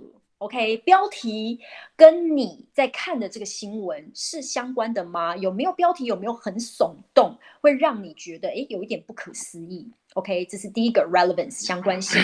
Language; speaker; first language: Chinese; native; Chinese